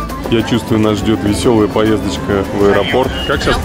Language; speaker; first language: Russian; native; Russian